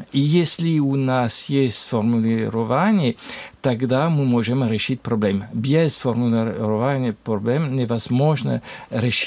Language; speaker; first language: Russian; non-native, learner; French